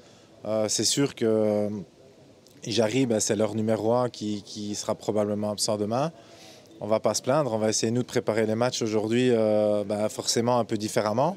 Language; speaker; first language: French; native; French